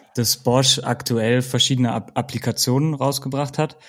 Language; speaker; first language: German; native; German